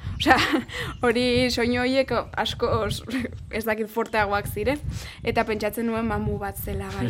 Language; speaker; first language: Basque; non-native, local second language; Spanish